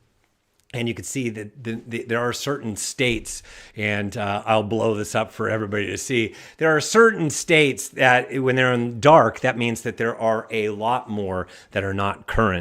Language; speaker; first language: English; native; English